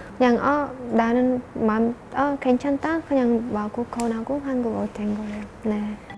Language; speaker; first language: Korean; non-native, learner; Khmer